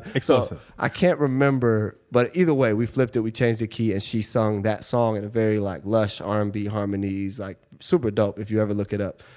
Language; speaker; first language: English; native; English